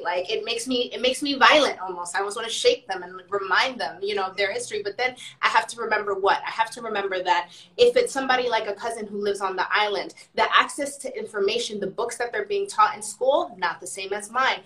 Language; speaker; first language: English; early bilingual, other home language; Spanish